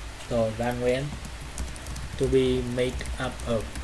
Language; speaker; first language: English; non-native, fluent; Vietnamese